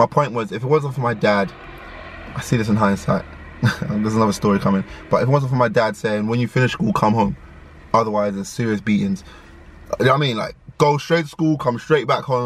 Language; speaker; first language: English; native; English